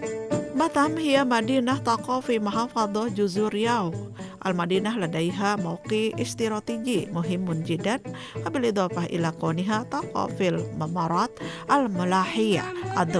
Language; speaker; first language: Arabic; non-native, fluent; Indonesian